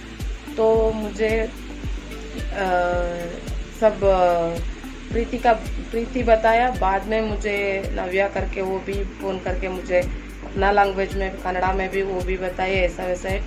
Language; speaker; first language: Hindi; non-native, local second language; Kannada